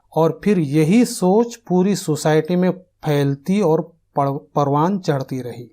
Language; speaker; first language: Urdu; native; Urdu